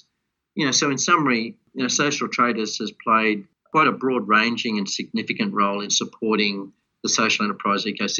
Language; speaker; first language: English; native; English